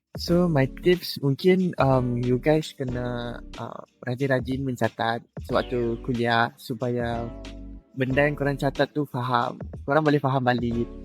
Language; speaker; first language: Malay; native; Malay